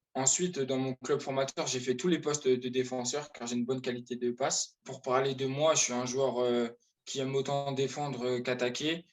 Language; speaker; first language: French; native; French